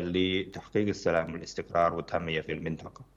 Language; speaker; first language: Arabic; non-native, fluent; Chinese